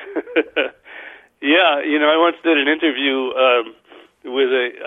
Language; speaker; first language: English; native; English